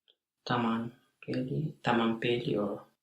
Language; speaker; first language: Finnish; non-native, learner; English